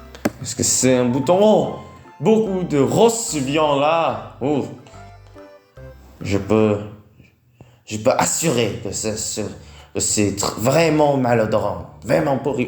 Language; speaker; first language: French; non-native, learner; Vietnamese